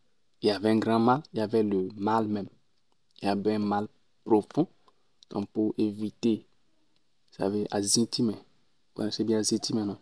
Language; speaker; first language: French; non-native, local second language; Ewe